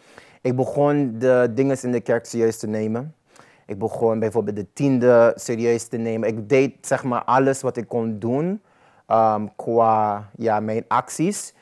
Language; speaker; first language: Dutch; non-native, local second language; Papiamento